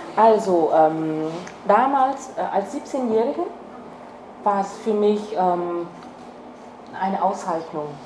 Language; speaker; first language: German; non-native, fluent; Vietnamese